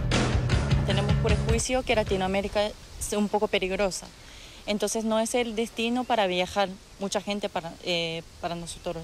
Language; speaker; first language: Spanish; non-native, learner; Japanese